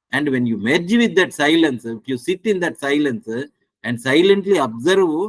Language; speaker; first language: English; non-native, local second language; Telugu